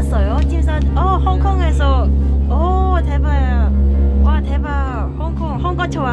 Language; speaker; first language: Korean; non-native, learner; Cantonese